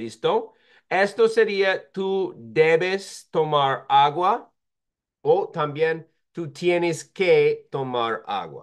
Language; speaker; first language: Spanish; non-native, fluent; English